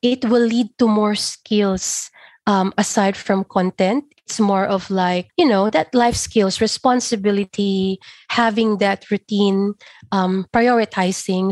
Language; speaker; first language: English; non-native, local second language; Filipino